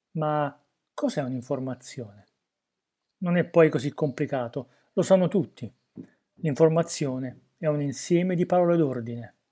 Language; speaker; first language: Italian; native; Italian